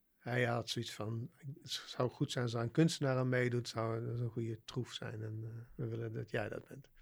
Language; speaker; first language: Dutch; native; Dutch